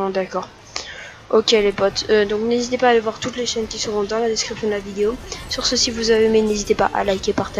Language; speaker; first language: French; native; French